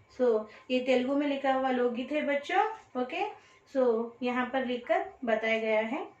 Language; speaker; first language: Hindi; non-native, local second language; Telugu